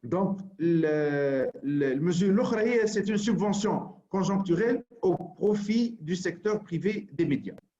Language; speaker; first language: French; non-native, local second language; Arabic